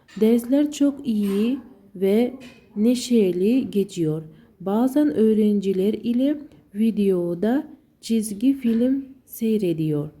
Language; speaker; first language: Turkish; non-native, learner; Uzbek